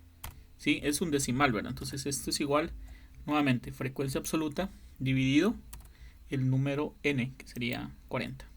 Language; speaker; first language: Spanish; native; Spanish